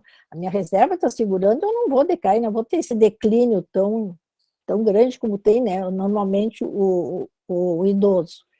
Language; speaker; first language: Portuguese; native; Portuguese